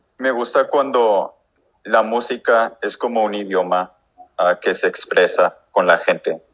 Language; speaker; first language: Spanish; early bilingual, heritage; English